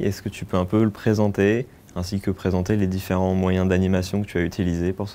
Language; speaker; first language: French; native; French